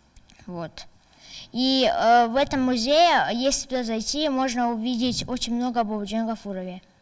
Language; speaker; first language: Russian; non-native, local second language; Tajik